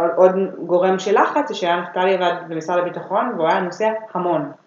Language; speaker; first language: Hebrew; native; Hebrew